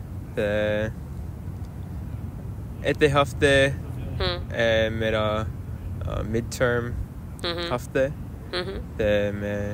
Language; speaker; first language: Punjabi; non-native, learner; English